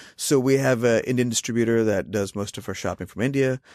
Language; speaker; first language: English; non-native, local second language; Hindi